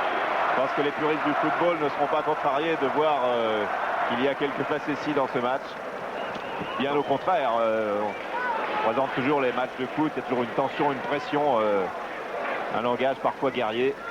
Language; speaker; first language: French; native; French